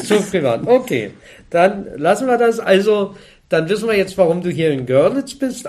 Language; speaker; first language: German; native; German